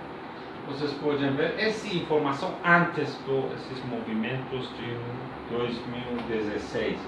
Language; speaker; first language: Portuguese; non-native, learner; Persian